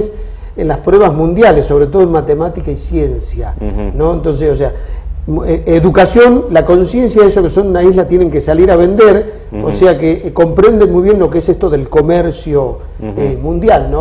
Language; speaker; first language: Spanish; native; Spanish